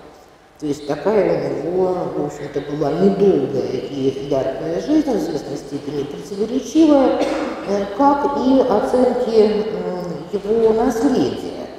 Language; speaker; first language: Russian; native; Russian